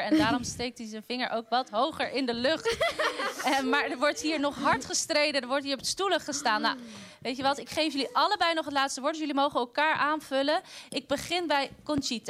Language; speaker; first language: Dutch; native; Dutch